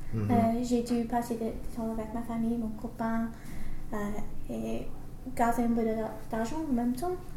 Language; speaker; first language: French; non-native, learner; English